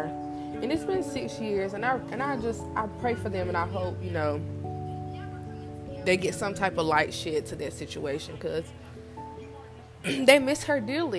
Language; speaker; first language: English; native; English